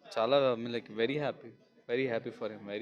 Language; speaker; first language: Telugu; non-native, local second language; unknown